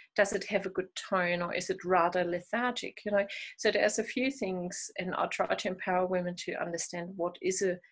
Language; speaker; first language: English; non-native, fluent; German